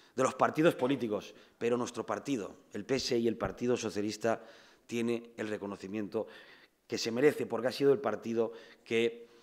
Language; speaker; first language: Spanish; native; Spanish